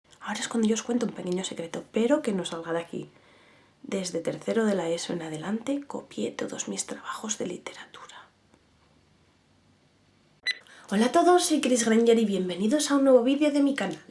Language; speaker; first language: Spanish; native; Spanish